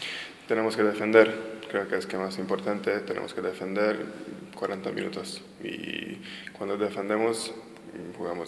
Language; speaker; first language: Spanish; non-native, learner; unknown